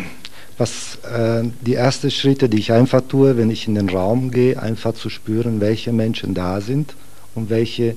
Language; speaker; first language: German; non-native, fluent; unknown